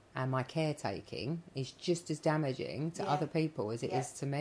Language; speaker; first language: English; native; English